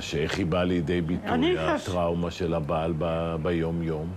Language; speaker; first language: Hebrew; native; Hebrew